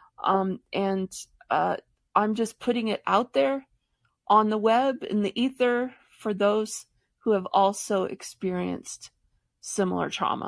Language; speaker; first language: English; native; English